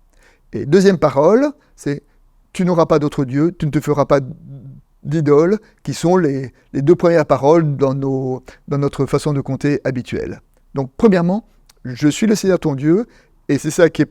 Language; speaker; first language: French; native; French